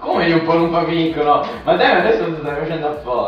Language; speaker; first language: Italian; native; Italian